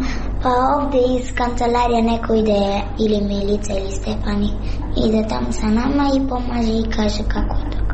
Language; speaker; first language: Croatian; non-native, learner; Persian